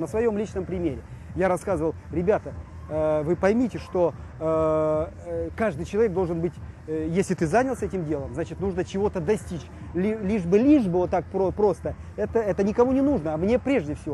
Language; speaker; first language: Russian; native; Russian